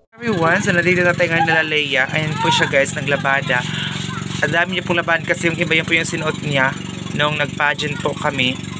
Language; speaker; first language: Filipino; non-native, local second language; Cebuano